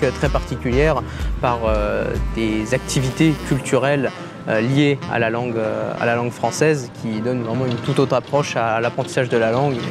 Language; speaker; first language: French; native; French